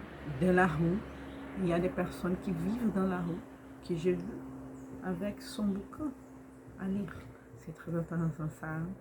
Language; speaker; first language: French; non-native, learner; Portuguese